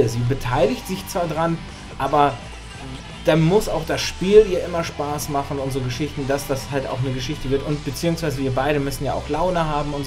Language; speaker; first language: German; native; German